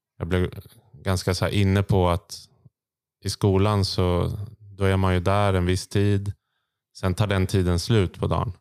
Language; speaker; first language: Swedish; native; Swedish